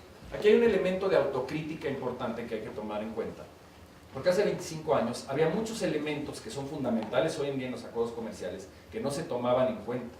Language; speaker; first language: Spanish; native; Spanish